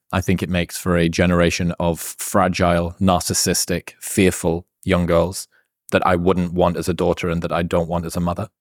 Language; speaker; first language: English; native; English